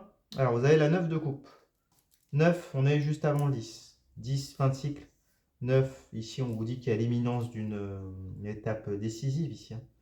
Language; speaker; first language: French; native; French